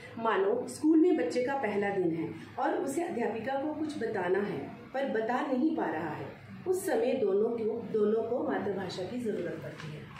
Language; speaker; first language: Hindi; non-native, local second language; Dogri